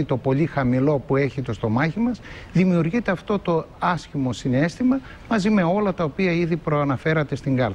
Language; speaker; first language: Greek; native; Greek